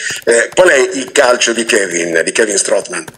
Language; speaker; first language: Italian; native; Italian